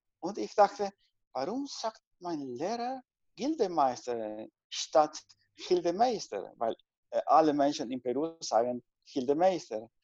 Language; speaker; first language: German; non-native, fluent; Spanish